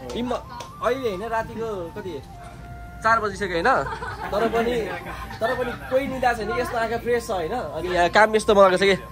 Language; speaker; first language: Japanese; non-native, learner; Nepali